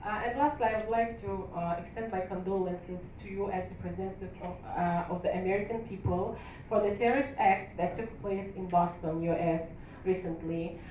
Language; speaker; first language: English; non-native, fluent; Azerbaijani